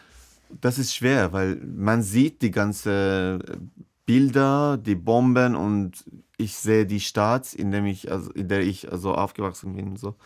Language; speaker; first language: German; non-native, learner; Persian